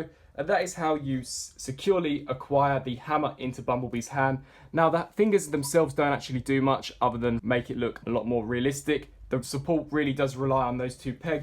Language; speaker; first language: English; native; English